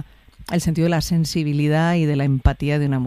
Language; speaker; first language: Spanish; native; Spanish